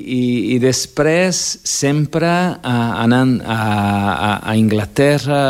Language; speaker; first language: Catalan; non-native, fluent; Portuguese